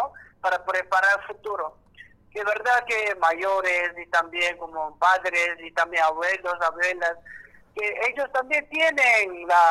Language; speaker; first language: Spanish; non-native, learner; Korean